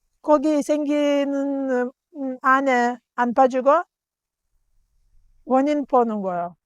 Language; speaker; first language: Korean; non-native, learner; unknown